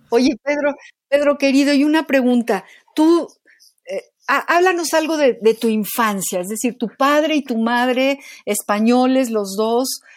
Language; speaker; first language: Spanish; native; Spanish